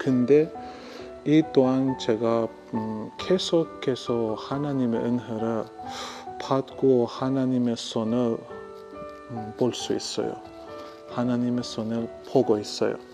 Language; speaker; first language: Korean; non-native, fluent; Persian